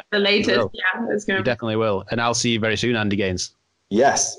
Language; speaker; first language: English; non-native, fluent; German